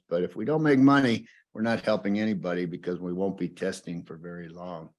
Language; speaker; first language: English; native; English